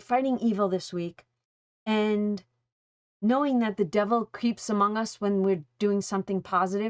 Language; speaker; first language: English; native; English